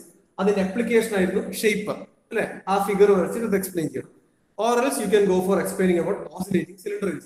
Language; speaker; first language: English; non-native, local second language; Malayalam